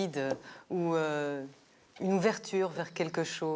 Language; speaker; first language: French; native; French